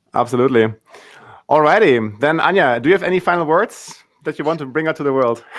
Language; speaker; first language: English; non-native, fluent; German